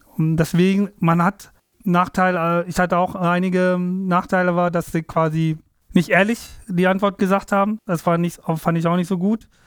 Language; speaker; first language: German; non-native, fluent; Tamil